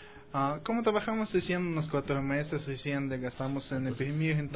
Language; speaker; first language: Spanish; non-native, fluent; Russian